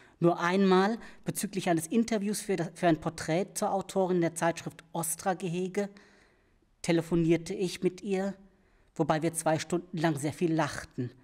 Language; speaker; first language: German; early bilingual, other home language; English